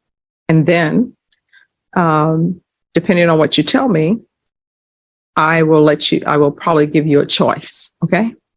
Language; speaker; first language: English; native; English